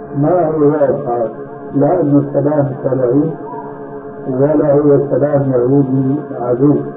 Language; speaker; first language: Arabic; early bilingual, other home language; Albanian